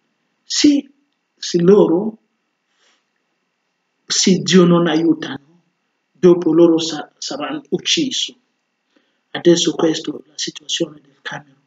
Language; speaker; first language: Italian; non-native, fluent; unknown